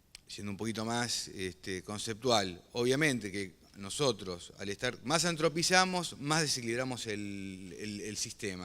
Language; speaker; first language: Spanish; native; Spanish